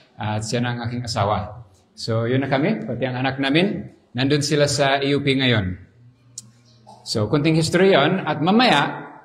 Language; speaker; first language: Filipino; non-native, learner; English